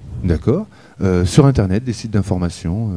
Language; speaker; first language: French; native; French